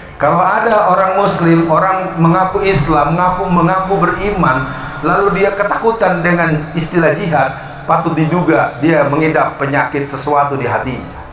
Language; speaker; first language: Indonesian; native; Indonesian